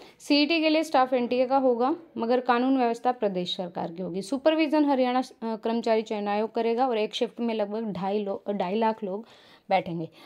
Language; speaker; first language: Hindi; native; Hindi